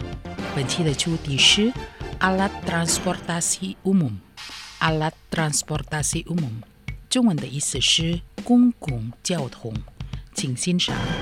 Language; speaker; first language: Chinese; early bilingual, heritage; Chinese